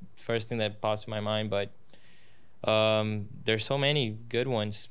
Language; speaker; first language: English; non-native, fluent; Portuguese